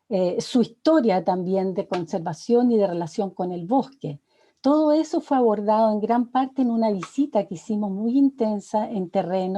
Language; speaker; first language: Spanish; native; Spanish